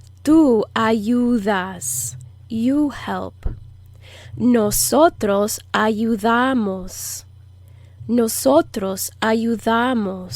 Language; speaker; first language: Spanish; non-native, fluent; English